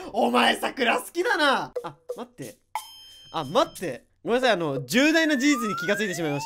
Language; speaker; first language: Japanese; native; Japanese